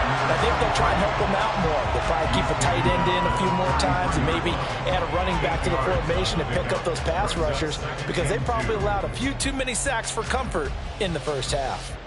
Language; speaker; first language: English; native; English